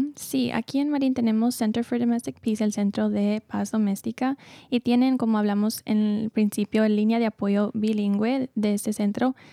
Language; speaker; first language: Spanish; early bilingual, heritage; Spanish